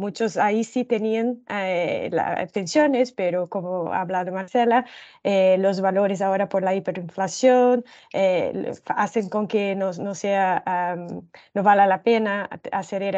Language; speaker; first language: Spanish; non-native, fluent; Portuguese